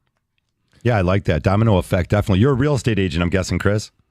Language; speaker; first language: English; native; English